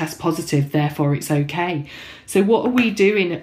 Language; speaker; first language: English; native; English